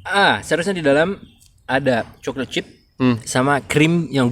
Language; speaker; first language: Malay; non-native, fluent; French